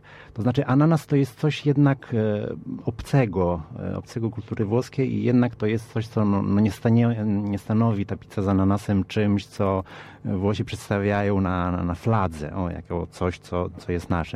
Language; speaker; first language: Polish; early bilingual, heritage; Polish